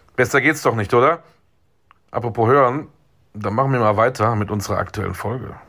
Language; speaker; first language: German; native; German